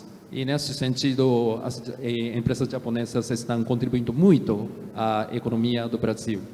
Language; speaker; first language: Portuguese; non-native, fluent; Japanese